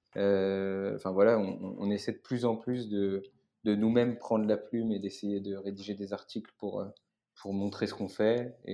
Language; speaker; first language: French; native; French